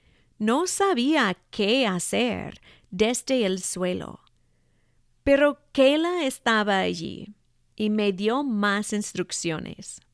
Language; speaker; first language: Spanish; non-native, fluent; English